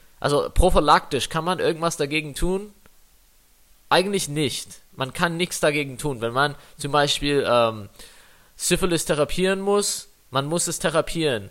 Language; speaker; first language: German; non-native, fluent; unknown